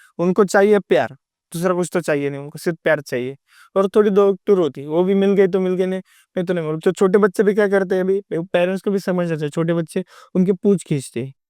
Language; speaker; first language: Hindi; non-native, local second language; Marathi